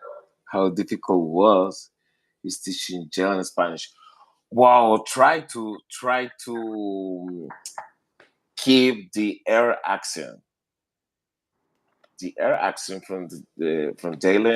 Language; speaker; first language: English; non-native, learner; Spanish